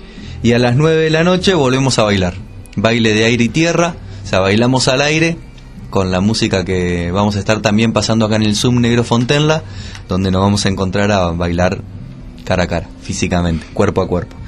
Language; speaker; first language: Spanish; native; Spanish